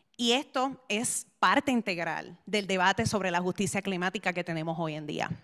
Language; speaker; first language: Spanish; native; Spanish